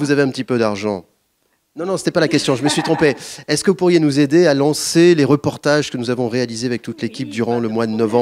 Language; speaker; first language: French; native; French